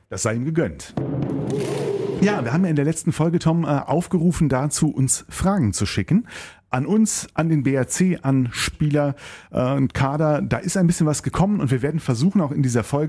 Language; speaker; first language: German; native; German